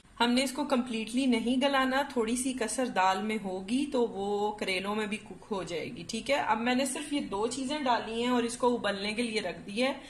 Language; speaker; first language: Urdu; native; Urdu